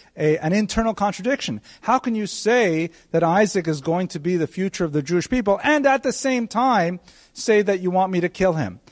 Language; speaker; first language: English; native; English